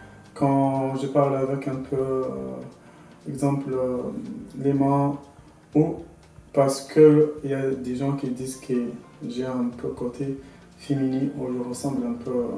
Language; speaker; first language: French; non-native, local second language; Arabic